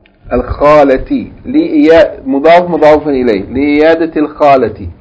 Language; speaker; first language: Arabic; non-native, fluent; English